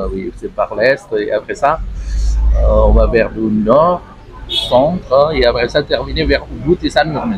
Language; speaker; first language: French; non-native, learner; Indonesian